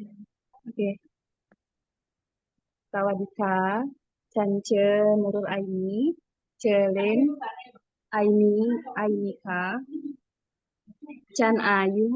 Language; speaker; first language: Thai; non-native, learner; Indonesian